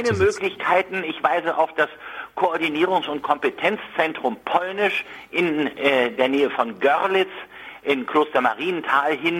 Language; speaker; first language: German; native; German